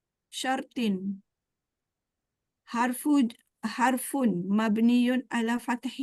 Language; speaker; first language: Arabic; non-native, learner; Malay